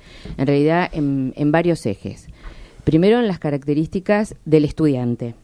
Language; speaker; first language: Spanish; native; Spanish